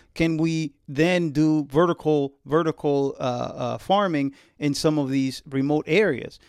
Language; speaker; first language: English; early bilingual, other home language; Spanish